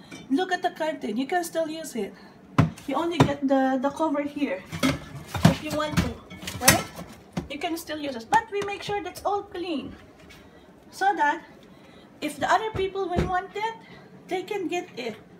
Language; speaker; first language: English; non-native, local second language; Filipino